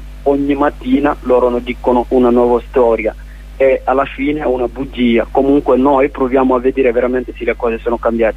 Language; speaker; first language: Italian; non-native, learner; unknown